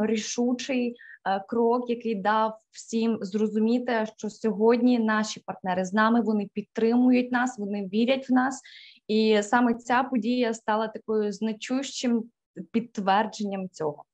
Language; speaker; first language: Ukrainian; native; Ukrainian